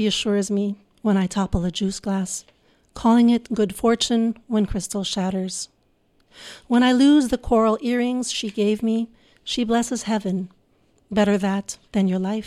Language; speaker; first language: English; non-native, local second language; Filipino